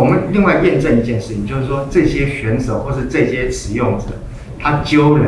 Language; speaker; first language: Chinese; native; Chinese